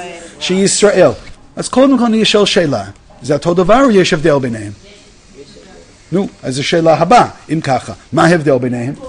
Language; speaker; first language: Hebrew; non-native, fluent; English